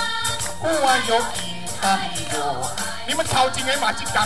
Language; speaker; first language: Chinese; native; Chinese